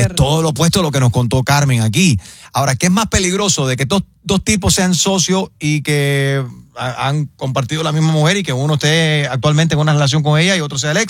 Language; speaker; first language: Spanish; native; Spanish